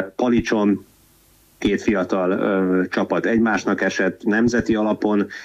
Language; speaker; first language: Hungarian; native; Hungarian